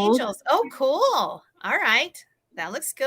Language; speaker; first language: English; native; English